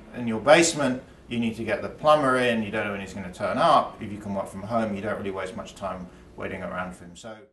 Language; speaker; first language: English; native; English